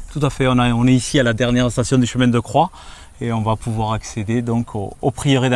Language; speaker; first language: French; native; French